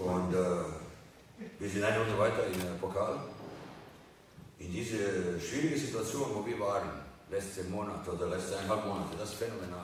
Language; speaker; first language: German; non-native, fluent; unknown